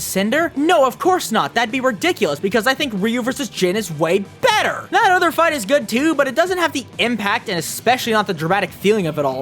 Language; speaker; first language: English; native; English